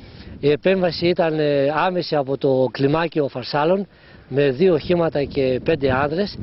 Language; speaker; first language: Greek; native; Greek